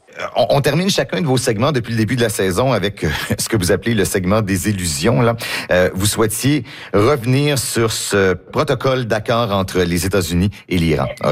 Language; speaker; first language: French; native; French